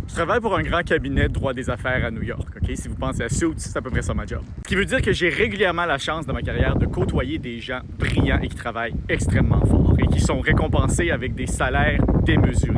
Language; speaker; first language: French; native; French